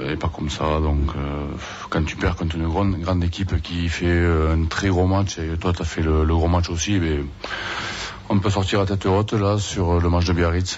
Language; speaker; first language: French; native; French